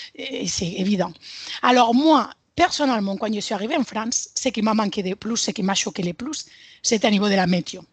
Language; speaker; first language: French; non-native, fluent; Spanish